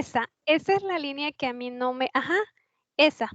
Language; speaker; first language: Spanish; native; Spanish